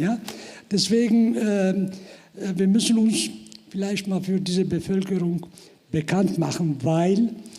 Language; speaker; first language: German; non-native, fluent; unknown